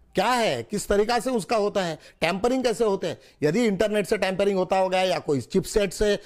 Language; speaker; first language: Hindi; non-native, local second language; Marathi